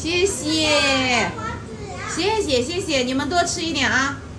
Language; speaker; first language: Chinese; native; Chinese